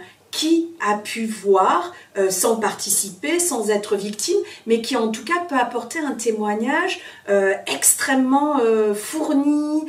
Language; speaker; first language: French; native; French